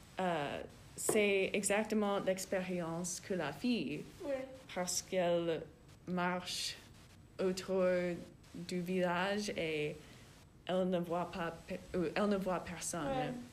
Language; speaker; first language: French; non-native, learner; English